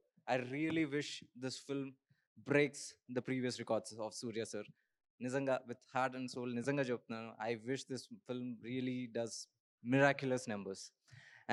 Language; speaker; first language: Telugu; native; Telugu